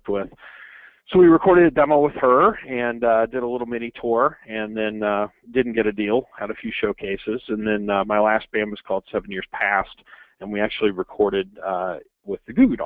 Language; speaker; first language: English; native; English